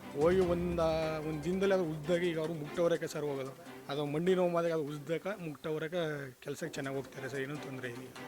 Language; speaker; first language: Kannada; native; Kannada